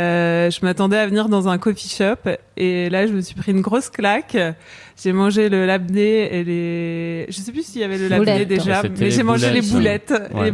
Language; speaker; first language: French; native; French